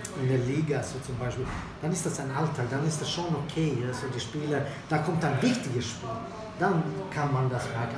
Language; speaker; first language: German; non-native, fluent; Swedish